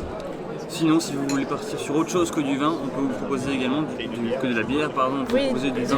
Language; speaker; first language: French; native; French